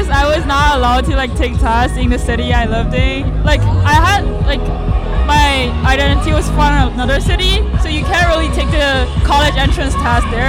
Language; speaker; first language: English; non-native, learner; Chinese